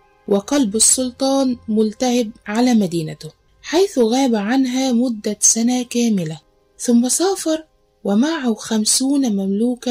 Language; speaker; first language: Arabic; native; Arabic